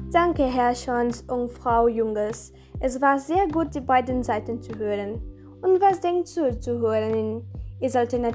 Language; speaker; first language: German; non-native, learner; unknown